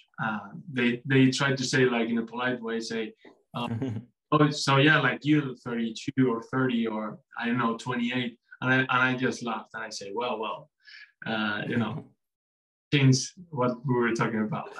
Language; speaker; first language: English; non-native, fluent; Spanish